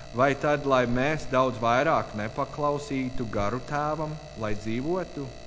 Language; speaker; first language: Latvian; non-native, learner; English